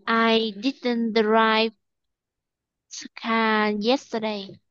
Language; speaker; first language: English; non-native, learner; Vietnamese